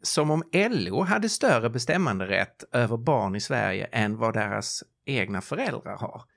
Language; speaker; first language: Swedish; native; Swedish